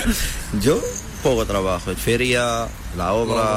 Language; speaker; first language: Spanish; non-native, learner; Arabic